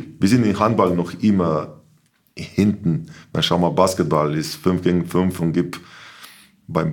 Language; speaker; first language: German; non-native, learner; Slovenian